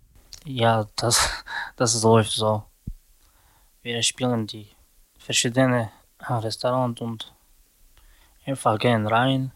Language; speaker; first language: German; non-native, learner; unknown